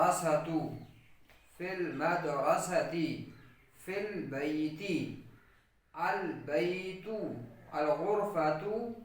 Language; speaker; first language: Arabic; non-native, fluent; Urdu